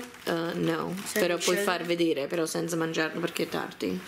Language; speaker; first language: Italian; early bilingual, heritage; Italian